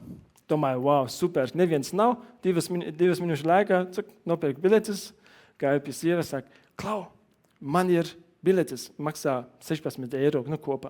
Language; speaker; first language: Latvian; non-native, learner; German